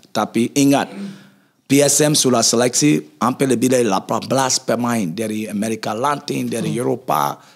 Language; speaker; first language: Indonesian; non-native, fluent; English